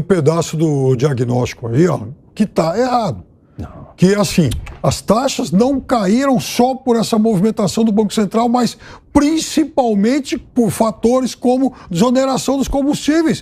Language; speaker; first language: Portuguese; native; Portuguese